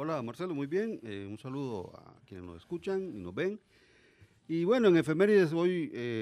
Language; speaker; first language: Spanish; native; Spanish